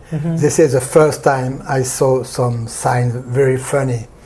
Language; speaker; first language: English; non-native, learner; French